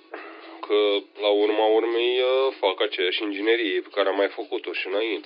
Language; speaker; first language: Romanian; native; Romanian